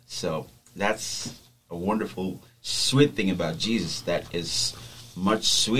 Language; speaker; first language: English; non-native, fluent; Haitian Creole